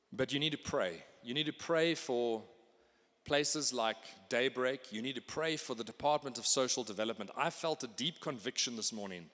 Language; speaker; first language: English; native; English